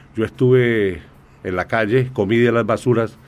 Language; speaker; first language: Spanish; native; Spanish